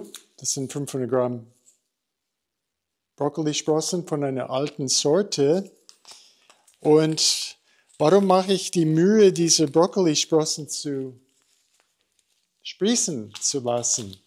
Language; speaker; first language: German; non-native, fluent; English